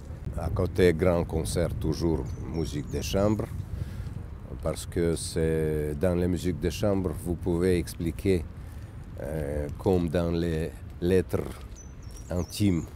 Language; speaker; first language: French; non-native, learner; Russian